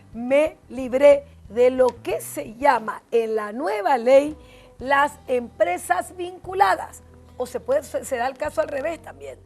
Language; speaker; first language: Spanish; native; Spanish